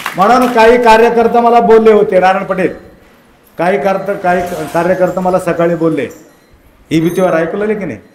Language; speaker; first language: Marathi; non-native, local second language; Kannada